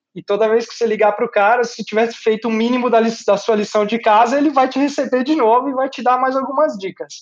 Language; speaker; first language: Portuguese; native; Portuguese